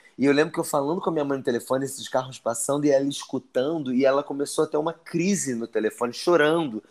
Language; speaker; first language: Portuguese; native; Portuguese